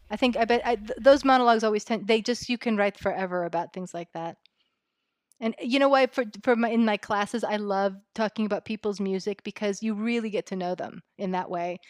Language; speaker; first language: English; early bilingual, other home language; Spanish